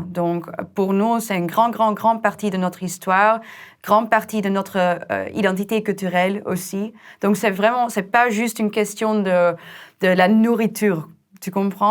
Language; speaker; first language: French; non-native, fluent; Dutch